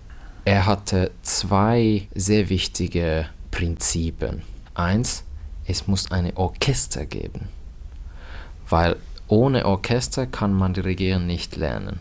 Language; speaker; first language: German; non-native, fluent; Finnish